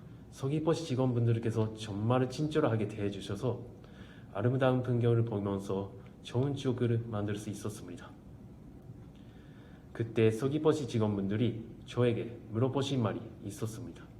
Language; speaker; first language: Korean; non-native, fluent; Japanese